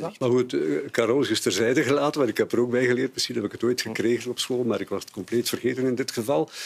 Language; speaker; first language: Dutch; native; Dutch